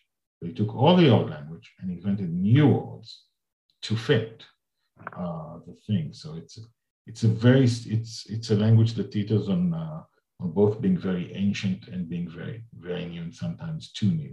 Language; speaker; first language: English; non-native, fluent; Hebrew